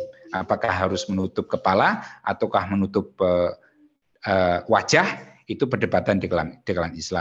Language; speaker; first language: Indonesian; native; Indonesian